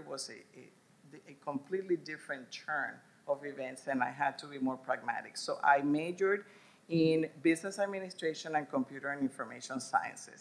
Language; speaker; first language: English; non-native, fluent; Spanish